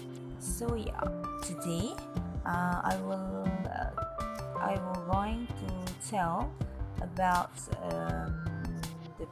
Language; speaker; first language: English; non-native, learner; Malay